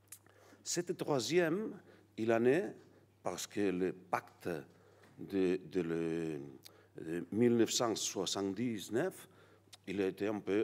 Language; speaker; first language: French; non-native, learner; Catalan